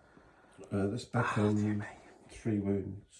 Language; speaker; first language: English; native; English